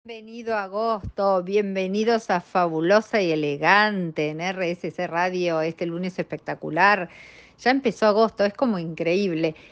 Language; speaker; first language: Spanish; native; Spanish